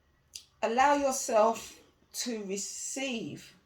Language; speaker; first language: English; native; English